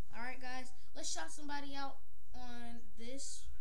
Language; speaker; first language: English; native; English